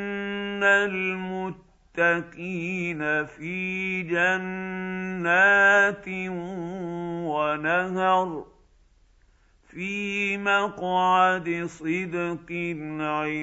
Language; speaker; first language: Arabic; native; Arabic